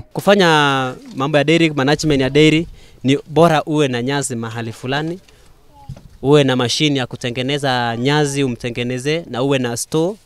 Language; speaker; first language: Swahili; non-native, local second language; Kalenjin